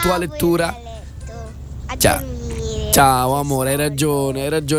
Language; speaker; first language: Italian; native; Italian